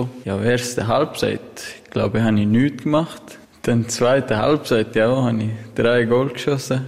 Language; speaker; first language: German; non-native, learner; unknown